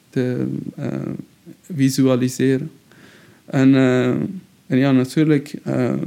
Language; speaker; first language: Dutch; non-native, fluent; Persian